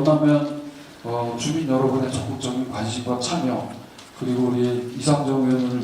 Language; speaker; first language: Korean; native; Korean